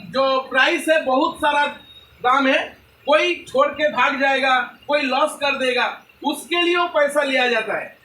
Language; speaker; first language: Hindi; non-native, local second language; Bangla